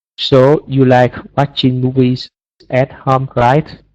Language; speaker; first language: English; non-native, learner; Vietnamese